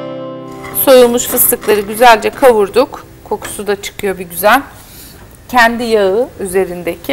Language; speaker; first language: Turkish; native; Turkish